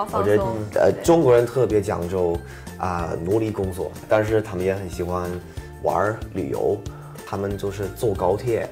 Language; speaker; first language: Chinese; non-native, fluent; English